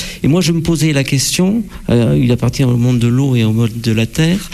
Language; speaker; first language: French; native; French